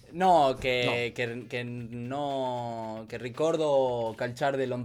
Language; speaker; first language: Italian; non-native, learner; Spanish